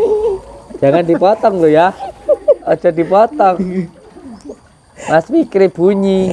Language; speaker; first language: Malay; non-native, local second language; Javanese